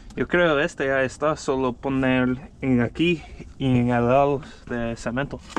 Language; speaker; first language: Spanish; non-native, learner; English